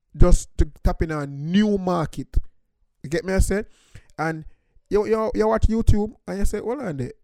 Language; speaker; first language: English; non-native, local second language; Jamaican Creole English